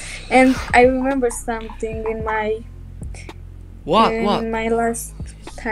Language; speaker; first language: English; non-native, learner; Romanian